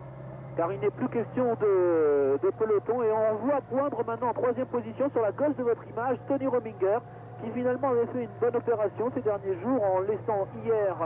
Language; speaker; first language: French; native; French